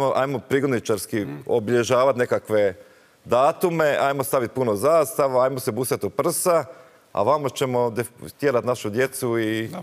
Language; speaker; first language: Croatian; native; Croatian